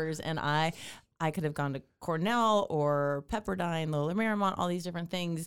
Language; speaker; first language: English; native; English